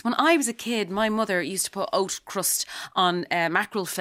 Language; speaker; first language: English; native; English